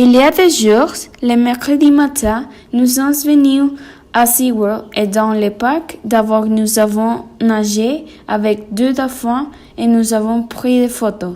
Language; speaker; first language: French; non-native, learner; Spanish